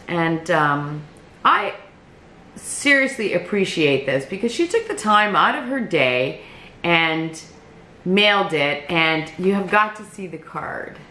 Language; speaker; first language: English; native; English